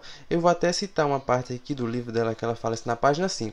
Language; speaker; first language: Portuguese; native; Portuguese